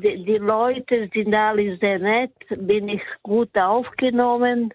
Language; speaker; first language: German; non-native, learner; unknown